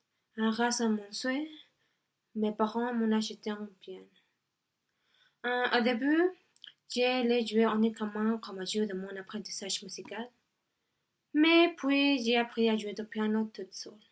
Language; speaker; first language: French; non-native, learner; Spanish